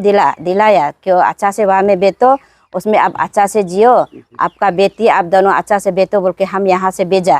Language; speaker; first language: Hindi; non-native, local second language; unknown